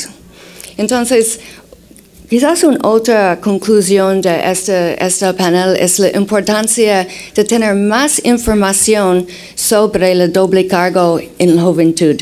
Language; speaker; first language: Spanish; non-native, fluent; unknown